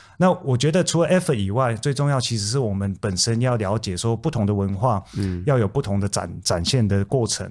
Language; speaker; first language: Chinese; native; Chinese